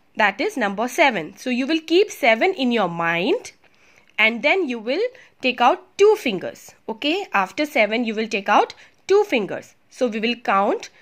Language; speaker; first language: Hindi; native; Hindi